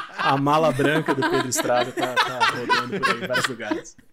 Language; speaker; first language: Portuguese; native; Portuguese